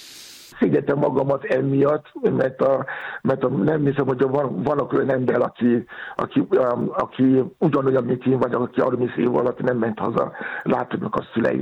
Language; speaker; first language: Hungarian; non-native, fluent; Yoruba